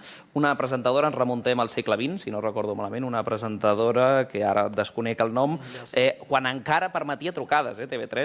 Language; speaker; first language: Catalan; native; Catalan